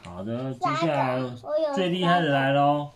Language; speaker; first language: Chinese; native; Chinese